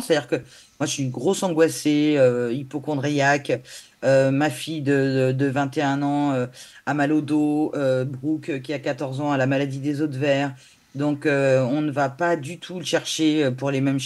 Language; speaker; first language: French; native; French